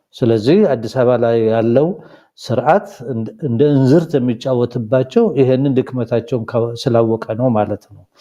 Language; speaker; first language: Amharic; non-native, local second language; Somali